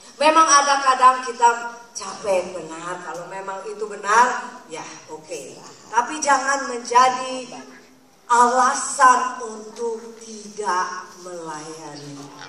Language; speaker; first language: Indonesian; native; Indonesian